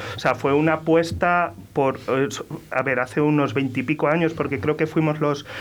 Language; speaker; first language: Spanish; native; Spanish